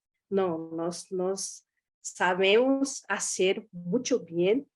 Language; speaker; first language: Spanish; non-native, learner; Portuguese